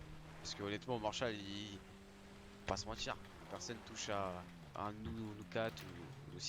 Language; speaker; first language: French; native; French